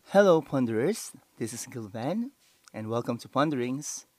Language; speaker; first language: English; non-native, local second language; Filipino